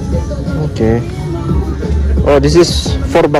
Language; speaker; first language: English; non-native, learner; Indonesian